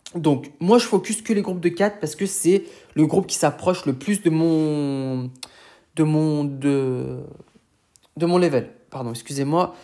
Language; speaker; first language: French; native; French